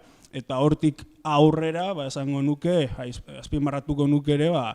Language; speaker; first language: Basque; native; Basque